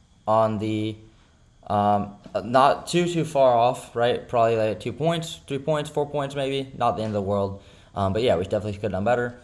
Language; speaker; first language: English; native; English